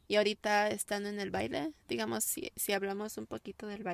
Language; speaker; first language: Spanish; early bilingual, heritage; Spanish